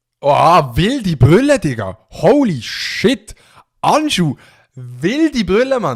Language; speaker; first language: German; native; German